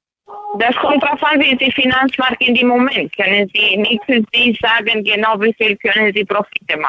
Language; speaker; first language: German; non-native, learner; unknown